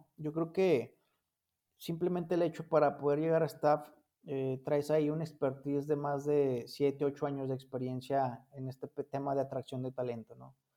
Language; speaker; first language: Spanish; native; Spanish